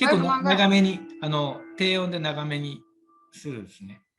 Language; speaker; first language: Japanese; native; Japanese